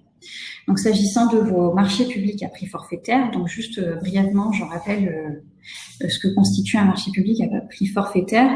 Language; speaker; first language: French; native; French